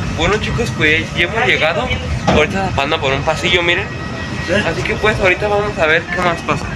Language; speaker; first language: Spanish; early bilingual, heritage; Spanish